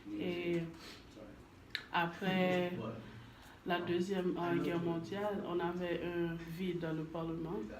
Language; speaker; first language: French; non-native, learner; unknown